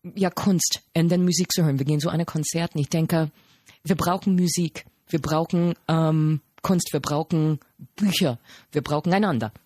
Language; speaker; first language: German; non-native, fluent; English